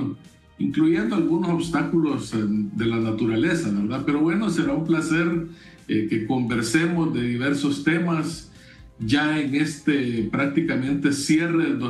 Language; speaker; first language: Spanish; native; Spanish